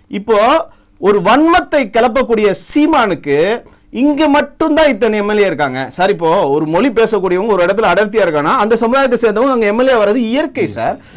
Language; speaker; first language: Tamil; non-native, local second language; Telugu